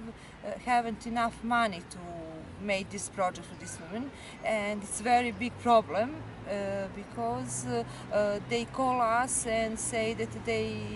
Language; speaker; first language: English; non-native, learner; Serbian